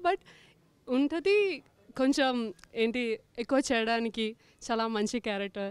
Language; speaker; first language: Telugu; non-native, learner; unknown